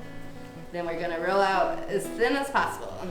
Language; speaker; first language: English; native; English